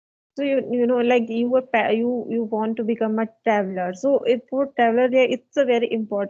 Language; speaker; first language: English; non-native, fluent; Hindi